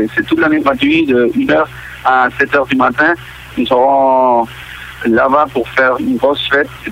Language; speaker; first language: French; non-native, local second language; Catalan